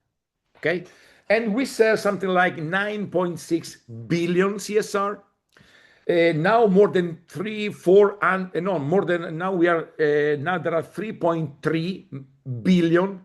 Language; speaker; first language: English; non-native, fluent; Italian